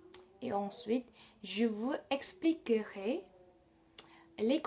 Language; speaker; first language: French; non-native, learner; Indonesian